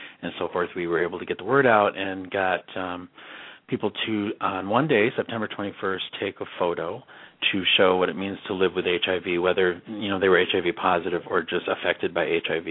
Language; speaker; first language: English; native; English